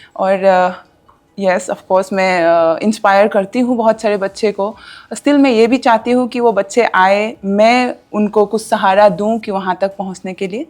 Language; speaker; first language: Hindi; non-native, local second language; Assamese